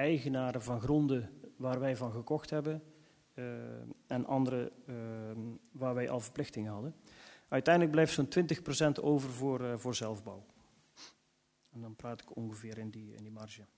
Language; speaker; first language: Dutch; native; Dutch